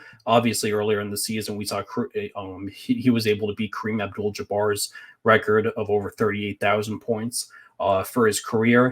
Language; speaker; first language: English; native; English